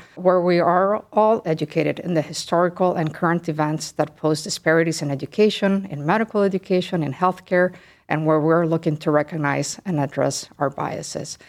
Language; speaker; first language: English; early bilingual, other home language; Spanish